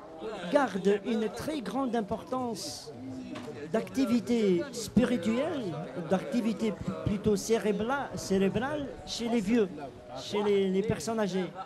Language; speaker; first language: French; non-native, local second language; Arabic